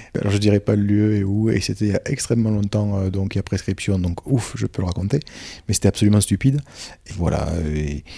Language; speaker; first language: French; native; French